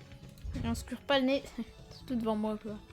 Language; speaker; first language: French; native; French